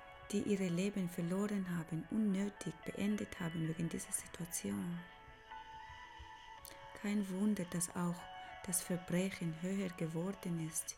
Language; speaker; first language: German; non-native, fluent; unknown